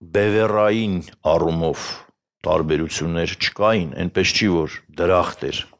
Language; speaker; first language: Armenian; native; Armenian